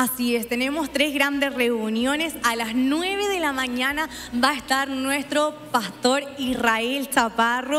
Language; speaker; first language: Spanish; native; Spanish